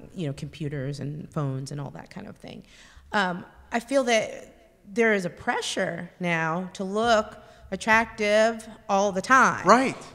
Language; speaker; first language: English; native; English